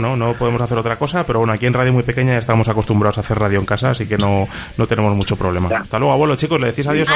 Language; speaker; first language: Spanish; native; Spanish